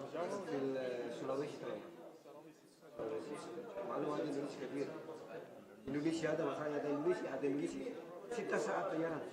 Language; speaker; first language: Arabic; non-native, learner; Indonesian